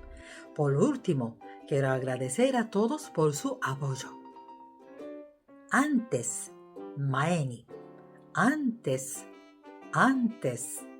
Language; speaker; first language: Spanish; non-native, fluent; Japanese